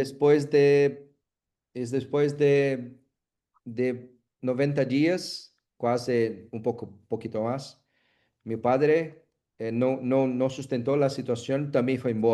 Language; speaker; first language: Spanish; non-native, learner; Portuguese